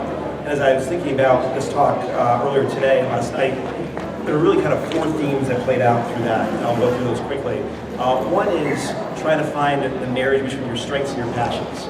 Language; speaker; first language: English; native; English